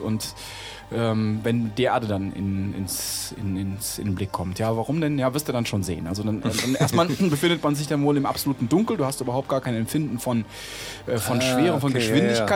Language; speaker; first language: German; native; German